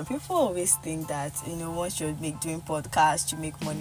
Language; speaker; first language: English; non-native, local second language; Yoruba